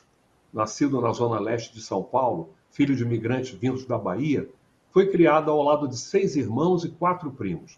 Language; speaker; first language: Portuguese; native; Portuguese